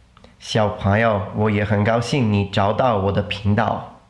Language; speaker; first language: Chinese; non-native, learner; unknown